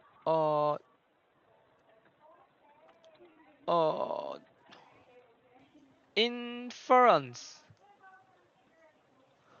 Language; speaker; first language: English; non-native, learner; Korean